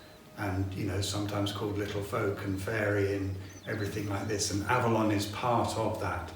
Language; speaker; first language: English; native; English